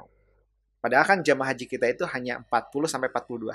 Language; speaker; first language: Indonesian; native; Indonesian